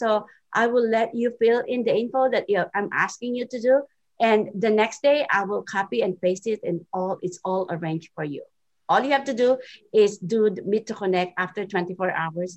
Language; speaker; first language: English; non-native, local second language; Filipino